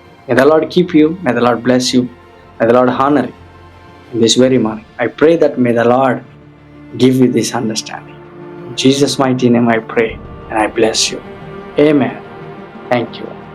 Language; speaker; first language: English; non-native, local second language; Telugu